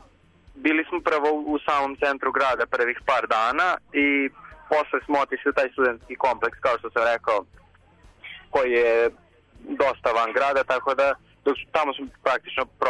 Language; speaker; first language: Serbian; native; Serbian